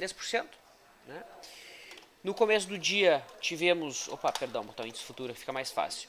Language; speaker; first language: Portuguese; native; Portuguese